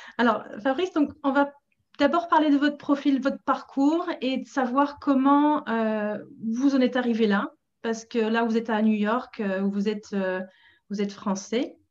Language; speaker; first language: French; non-native, fluent; English